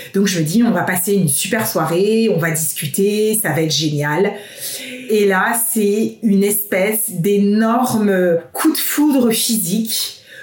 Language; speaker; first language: French; native; French